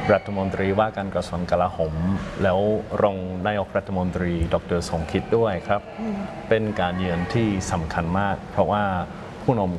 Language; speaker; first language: Thai; non-native, fluent; English